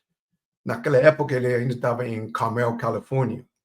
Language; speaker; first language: Portuguese; non-native, fluent; Chinese